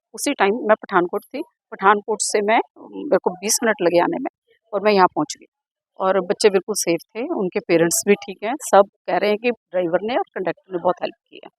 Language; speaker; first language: Hindi; non-native, local second language; Punjabi